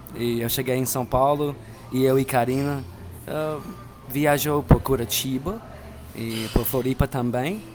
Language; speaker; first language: Portuguese; non-native, learner; English